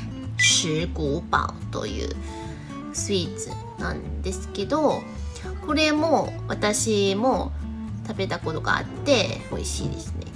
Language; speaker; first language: Japanese; non-native, fluent; Chinese